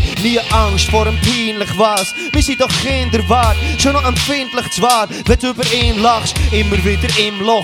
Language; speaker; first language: German; native; German